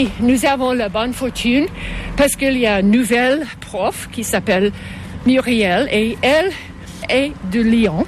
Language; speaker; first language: French; non-native, fluent; English